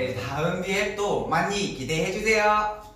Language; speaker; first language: Korean; non-native, fluent; Vietnamese